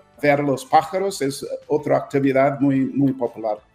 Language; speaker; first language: Spanish; non-native, fluent; English